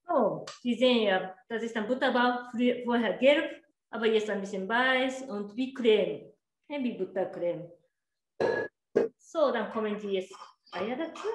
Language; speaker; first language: German; non-native, learner; Japanese